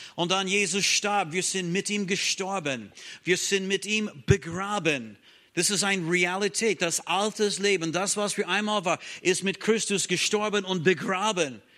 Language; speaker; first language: German; non-native, fluent; English